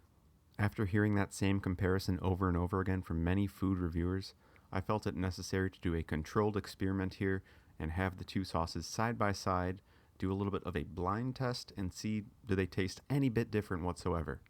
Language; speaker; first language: English; native; English